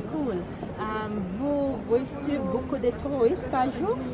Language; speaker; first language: French; non-native, learner; English